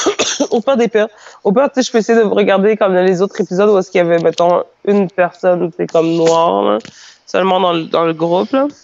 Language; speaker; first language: French; native; French